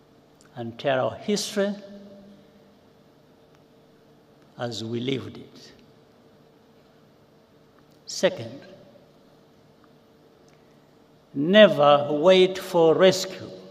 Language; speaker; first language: English; non-native, local second language; Kinyarwanda